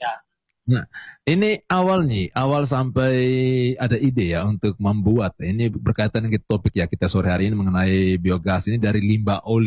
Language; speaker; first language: Indonesian; native; Indonesian